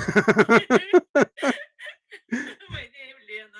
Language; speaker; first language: English; non-native, learner; Russian